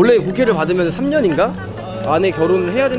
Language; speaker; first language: Korean; native; Korean